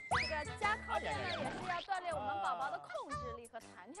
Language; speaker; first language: Chinese; native; Chinese